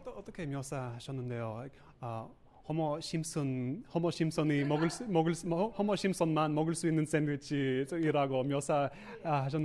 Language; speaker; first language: Korean; non-native, learner; English